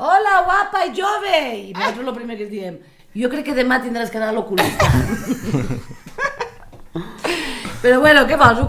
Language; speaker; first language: Catalan; native; Catalan